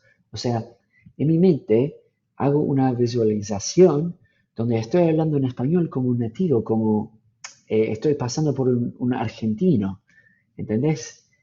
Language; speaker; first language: Spanish; non-native, fluent; English